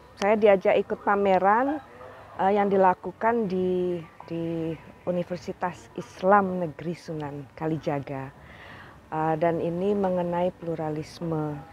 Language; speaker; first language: Indonesian; native; Indonesian